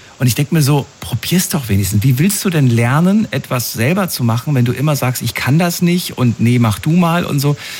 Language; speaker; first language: German; native; German